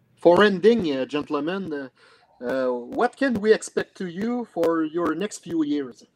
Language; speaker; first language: English; non-native, learner; French